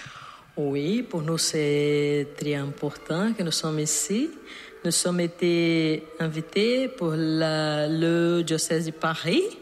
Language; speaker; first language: French; non-native, learner; Portuguese